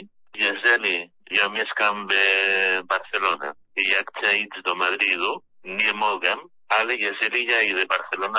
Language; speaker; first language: Polish; non-native, learner; Spanish